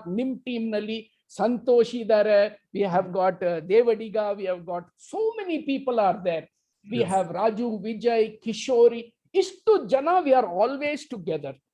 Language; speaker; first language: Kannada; non-native, local second language; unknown